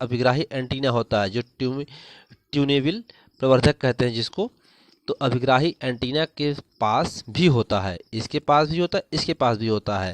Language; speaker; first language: Hindi; native; Hindi